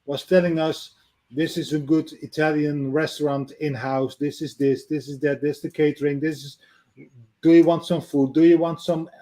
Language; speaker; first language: English; non-native, fluent; Dutch